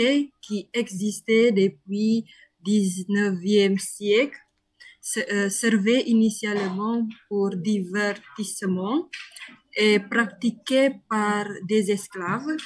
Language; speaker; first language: French; non-native, learner; Indonesian